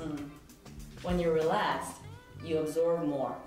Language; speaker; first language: English; non-native, fluent; Korean